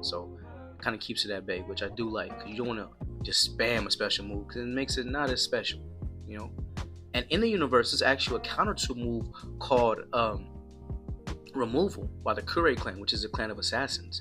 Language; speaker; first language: English; native; English